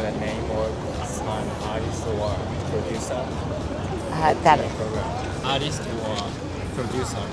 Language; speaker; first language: English; non-native, fluent; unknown